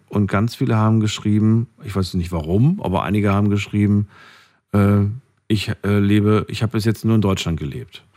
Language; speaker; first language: German; native; German